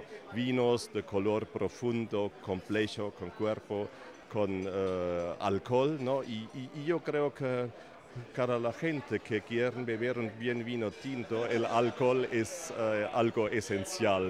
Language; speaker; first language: Spanish; non-native, fluent; German